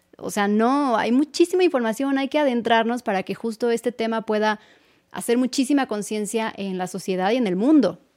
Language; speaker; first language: Spanish; native; Spanish